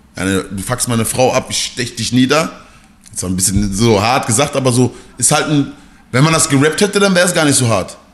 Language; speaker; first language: German; native; German